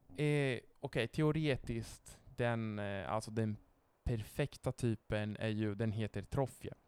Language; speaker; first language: Swedish; non-native, fluent; Italian